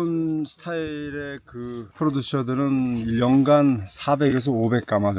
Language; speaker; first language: Korean; early bilingual, heritage; Korean